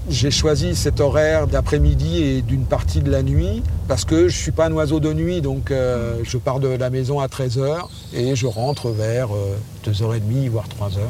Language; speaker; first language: French; native; French